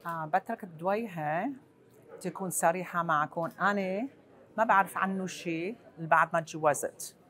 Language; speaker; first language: Arabic; early bilingual, heritage; Arabic